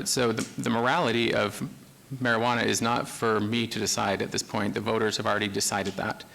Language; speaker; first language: English; native; English